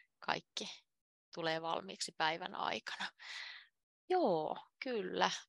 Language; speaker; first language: Finnish; native; Finnish